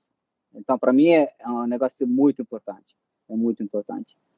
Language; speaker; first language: Portuguese; non-native, fluent; Italian